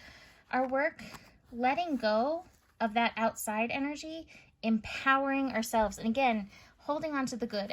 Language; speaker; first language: English; native; English